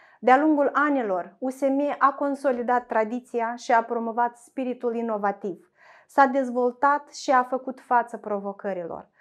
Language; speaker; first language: Romanian; native; Romanian